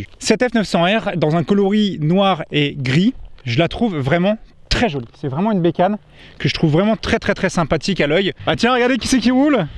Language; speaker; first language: French; native; French